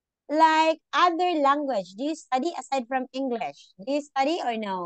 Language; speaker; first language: English; non-native, local second language; Filipino